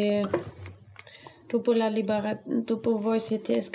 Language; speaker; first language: Italian; non-native, learner; German